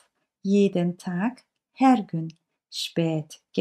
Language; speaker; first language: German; non-native, fluent; Turkish